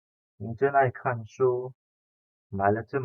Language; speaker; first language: Chinese; non-native, fluent; Indonesian